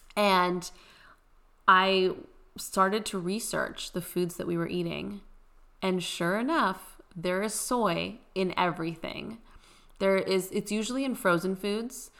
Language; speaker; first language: English; early bilingual, other home language; Persian